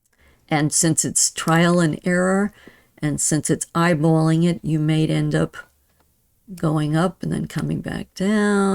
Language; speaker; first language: English; native; English